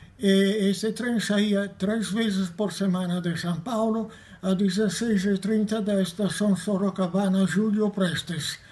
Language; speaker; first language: Portuguese; non-native, fluent; Italian